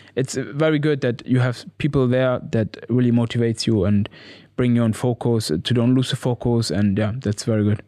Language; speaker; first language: English; non-native, learner; German